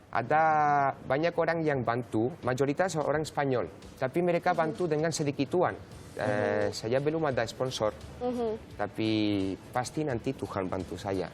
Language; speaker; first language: Indonesian; non-native, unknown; Spanish